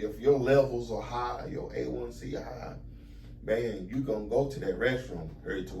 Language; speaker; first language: English; native; English